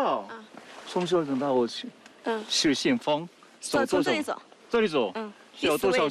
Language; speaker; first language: Chinese; non-native, fluent; Korean